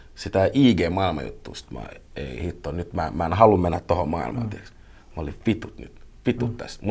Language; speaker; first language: Finnish; early bilingual, other home language; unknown